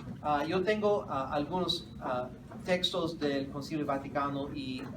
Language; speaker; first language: Spanish; non-native, fluent; English